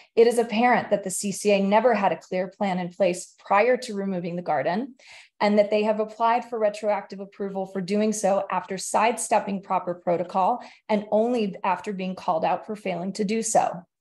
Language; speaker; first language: English; native; English